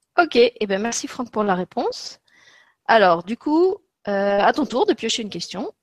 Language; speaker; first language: French; native; French